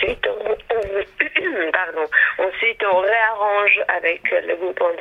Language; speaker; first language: French; non-native, fluent; Armenian